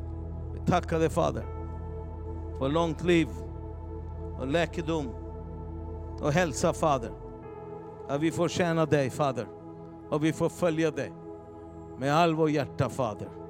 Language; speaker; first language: Swedish; non-native, fluent; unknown